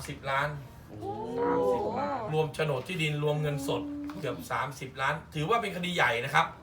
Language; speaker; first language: Thai; native; Thai